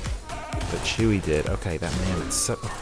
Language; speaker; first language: English; native; English